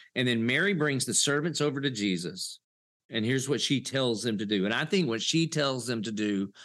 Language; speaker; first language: English; native; English